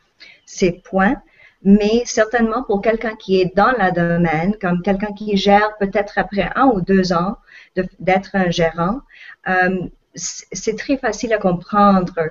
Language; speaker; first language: French; non-native, local second language; English